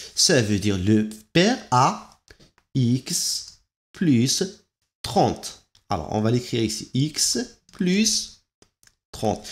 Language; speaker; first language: French; non-native, local second language; Arabic